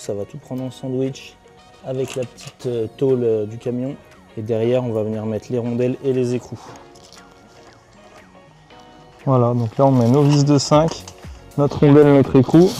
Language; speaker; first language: French; native; French